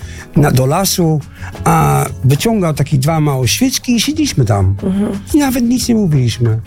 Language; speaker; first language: Polish; non-native, fluent; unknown